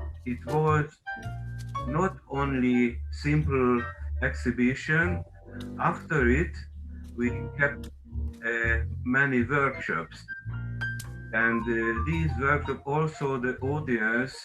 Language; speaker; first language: English; non-native, learner; Hungarian